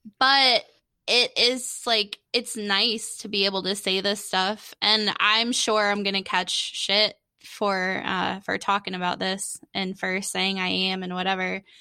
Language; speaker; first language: English; native; English